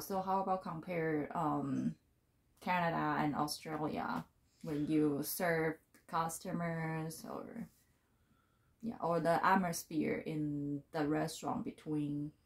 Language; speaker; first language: English; non-native, learner; Chinese